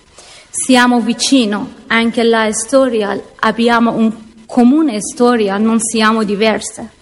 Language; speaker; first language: Italian; non-native, learner; Persian